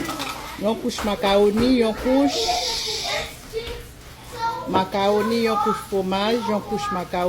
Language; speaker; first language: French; non-native, local second language; Haitian Creole